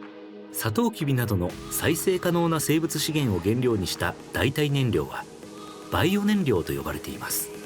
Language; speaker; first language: Japanese; native; Japanese